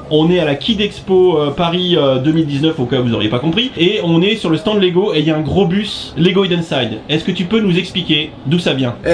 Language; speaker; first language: French; native; French